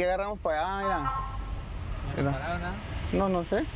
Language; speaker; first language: Spanish; native; Spanish